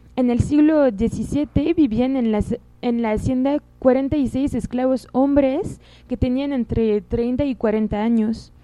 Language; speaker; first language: Spanish; non-native, fluent; French